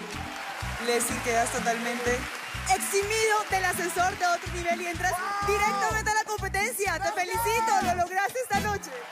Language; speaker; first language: Spanish; native; Spanish